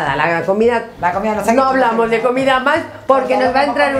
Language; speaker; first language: Spanish; native; Spanish